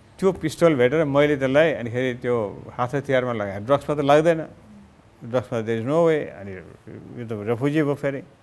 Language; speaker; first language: Nepali; native; Nepali